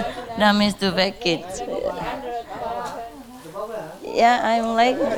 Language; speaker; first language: German; non-native, learner; Vietnamese